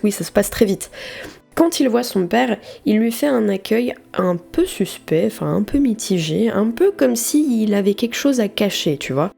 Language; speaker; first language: French; native; French